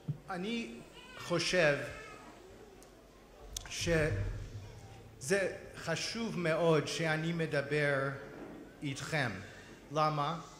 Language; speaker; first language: Hebrew; non-native, learner; English